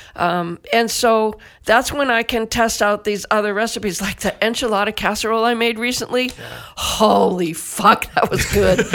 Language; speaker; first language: English; native; English